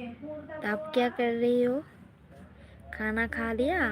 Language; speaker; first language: Hindi; non-native, local second language; Bangla